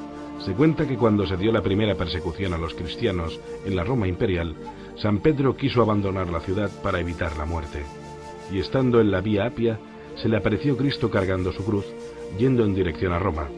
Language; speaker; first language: Spanish; native; Spanish